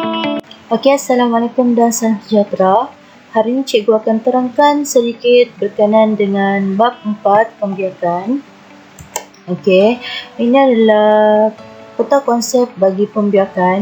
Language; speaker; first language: Malay; native; Malay